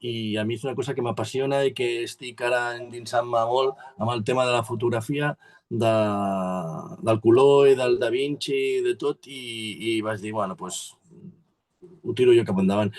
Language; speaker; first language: Catalan; native; Catalan